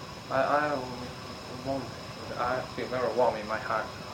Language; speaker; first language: English; non-native, fluent; Chinese